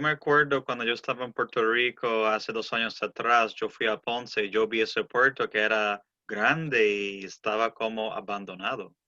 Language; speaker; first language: Spanish; early bilingual, heritage; English